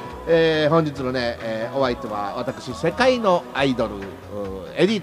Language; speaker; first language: Japanese; native; Japanese